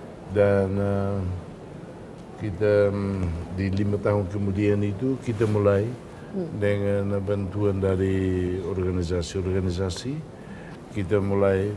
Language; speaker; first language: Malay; non-native, fluent; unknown